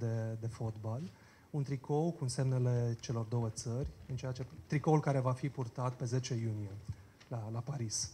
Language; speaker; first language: Romanian; native; Romanian